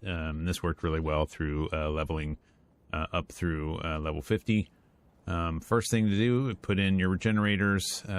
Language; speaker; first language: English; native; English